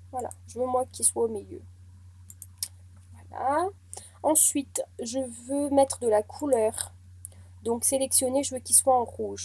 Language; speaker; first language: French; native; French